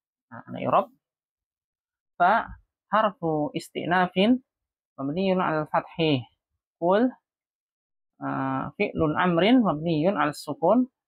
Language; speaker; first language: Arabic; non-native, fluent; Indonesian